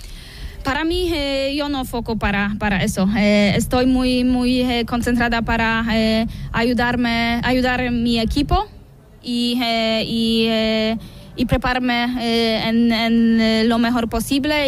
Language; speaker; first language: Spanish; non-native, learner; Polish